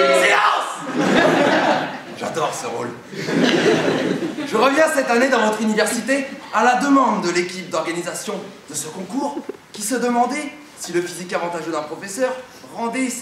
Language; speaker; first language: French; native; French